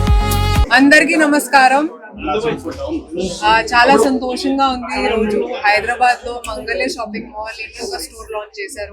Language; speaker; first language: Telugu; non-native, learner; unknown